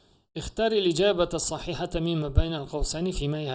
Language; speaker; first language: Arabic; non-native, fluent; Uzbek